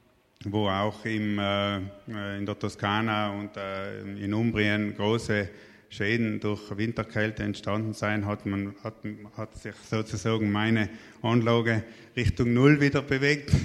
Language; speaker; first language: German; native; German